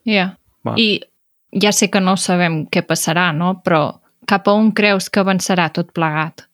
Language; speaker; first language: Catalan; native; Catalan